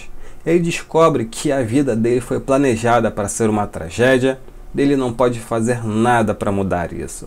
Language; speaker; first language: Portuguese; native; Portuguese